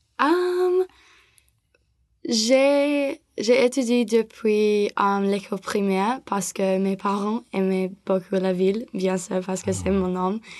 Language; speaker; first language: French; non-native, learner; English